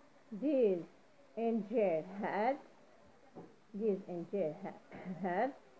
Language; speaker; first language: English; non-native, learner; Arabic